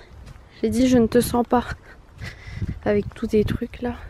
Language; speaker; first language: French; native; French